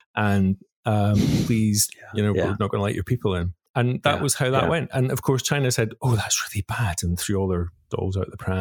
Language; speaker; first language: English; native; English